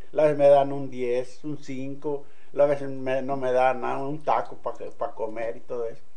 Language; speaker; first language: Spanish; native; Spanish